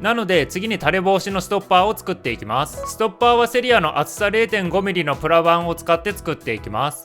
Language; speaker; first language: Japanese; native; Japanese